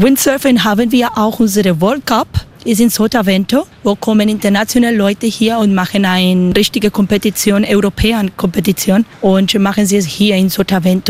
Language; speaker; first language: German; non-native, learner; Spanish